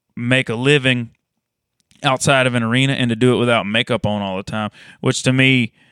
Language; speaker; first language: English; native; English